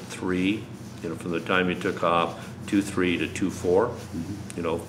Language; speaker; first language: English; native; English